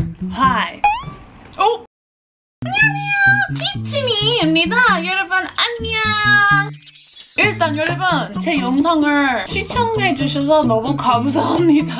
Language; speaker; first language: Korean; non-native, fluent; English